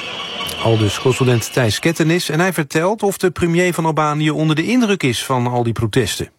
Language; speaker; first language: Dutch; native; Dutch